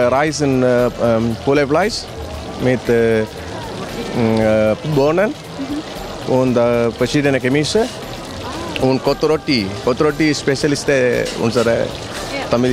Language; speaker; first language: German; non-native, learner; Tamil